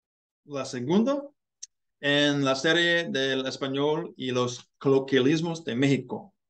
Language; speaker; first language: Spanish; non-native, learner; English